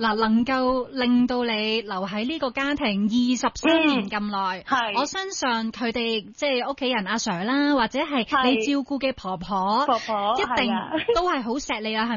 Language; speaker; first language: Cantonese; native; Cantonese